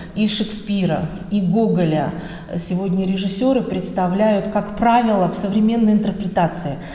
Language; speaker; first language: Russian; native; Russian